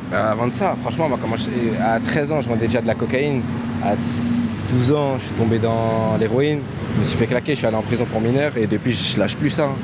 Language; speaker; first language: French; native; French